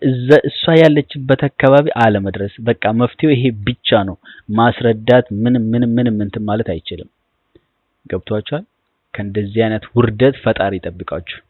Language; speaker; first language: Amharic; non-native, local second language; Oromo